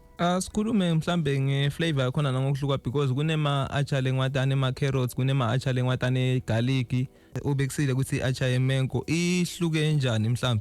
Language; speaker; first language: Zulu; native; Zulu